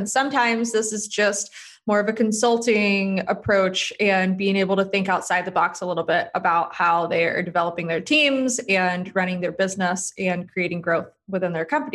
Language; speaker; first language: English; native; English